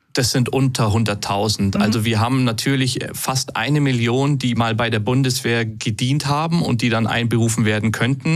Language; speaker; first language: German; native; German